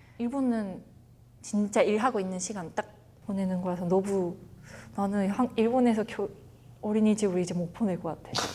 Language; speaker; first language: Korean; non-native, fluent; Japanese